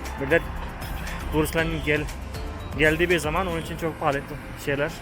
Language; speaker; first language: Turkish; non-native, fluent; Hindi